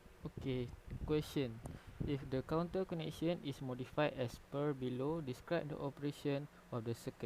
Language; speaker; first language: English; non-native, local second language; Malay